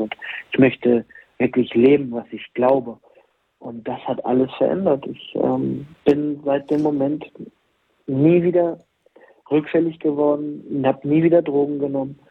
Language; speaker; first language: German; native; German